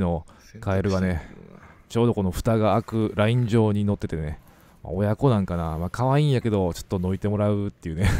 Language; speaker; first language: Japanese; native; Japanese